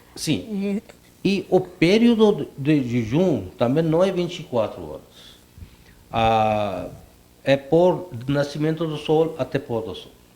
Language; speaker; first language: Portuguese; non-native, fluent; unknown